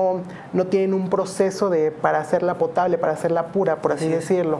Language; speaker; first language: Spanish; native; Spanish